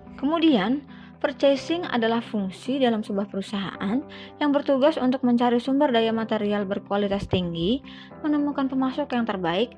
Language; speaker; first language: Indonesian; native; Indonesian